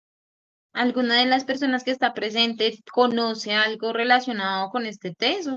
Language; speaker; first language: Spanish; native; Spanish